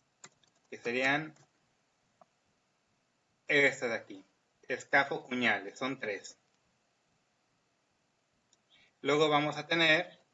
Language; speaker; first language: Spanish; native; Spanish